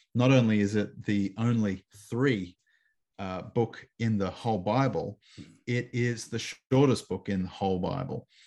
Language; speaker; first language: English; native; English